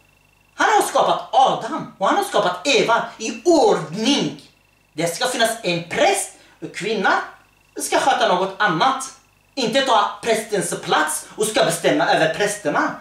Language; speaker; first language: Swedish; early bilingual, other home language; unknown